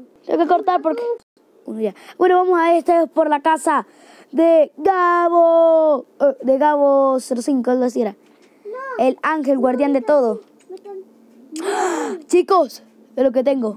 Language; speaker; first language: Spanish; native; Spanish